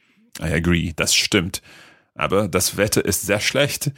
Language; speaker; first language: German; non-native, learner; English